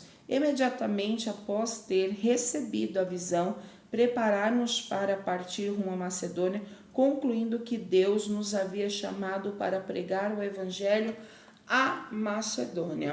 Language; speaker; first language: Portuguese; native; Portuguese